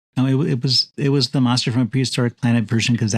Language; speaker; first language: English; native; English